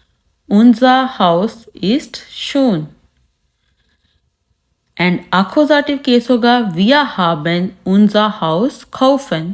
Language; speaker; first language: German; non-native, learner; Urdu